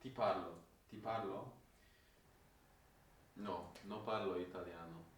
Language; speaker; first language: Italian; non-native, learner; Polish